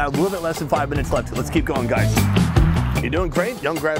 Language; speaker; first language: English; native; English